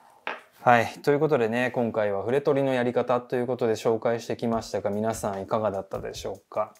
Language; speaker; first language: Japanese; native; Japanese